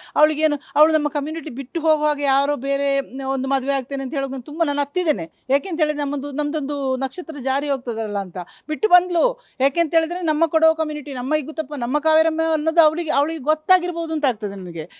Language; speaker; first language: Kannada; non-native, local second language; Kodava